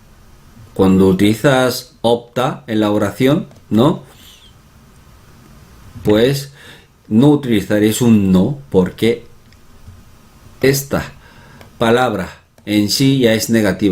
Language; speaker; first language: Spanish; non-native, fluent; Korean